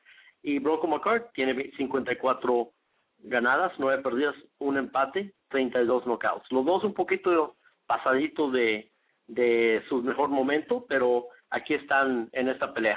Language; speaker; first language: Spanish; native; Spanish